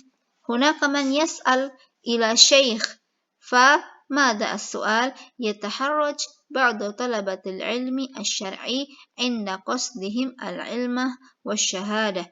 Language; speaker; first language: Arabic; non-native, fluent; Indonesian